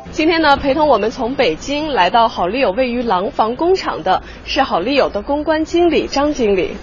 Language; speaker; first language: Chinese; native; Chinese